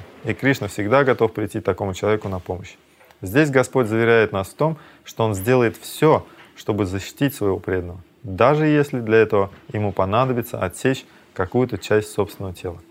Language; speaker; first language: Russian; native; Russian